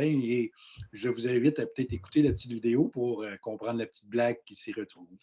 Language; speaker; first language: French; native; French